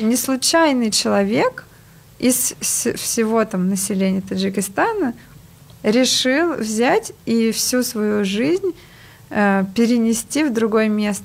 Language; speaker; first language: Russian; native; Russian